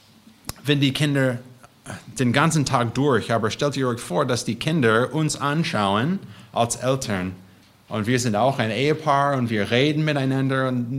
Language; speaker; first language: German; non-native, fluent; English